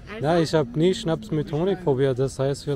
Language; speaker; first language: German; non-native, learner; Arabic